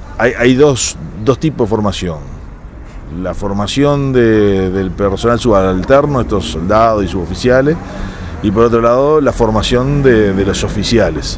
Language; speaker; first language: Spanish; native; Spanish